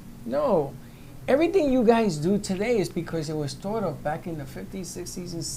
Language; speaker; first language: English; native; English